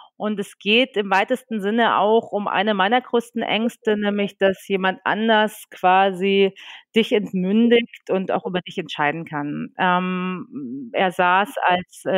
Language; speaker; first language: German; native; German